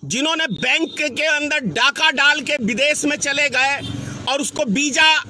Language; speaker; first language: Hindi; native; Hindi